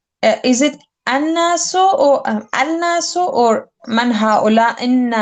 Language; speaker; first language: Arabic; non-native, learner; English